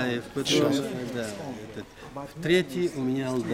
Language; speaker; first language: Russian; native; Russian